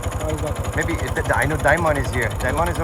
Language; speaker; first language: English; non-native, learner; French